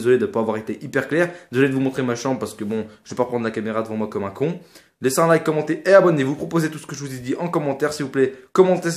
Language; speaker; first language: French; native; French